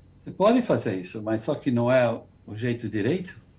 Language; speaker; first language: Portuguese; non-native, fluent; English